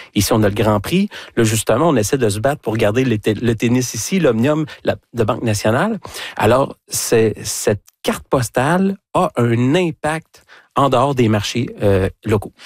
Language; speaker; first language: French; native; French